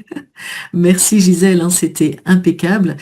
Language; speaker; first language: French; native; French